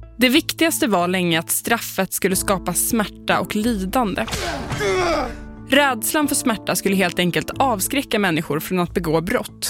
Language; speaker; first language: Swedish; native; Swedish